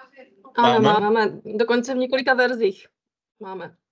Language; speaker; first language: Czech; non-native, fluent; Polish